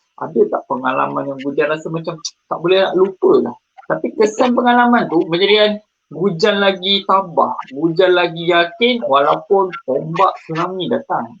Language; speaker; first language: Malay; native; Malay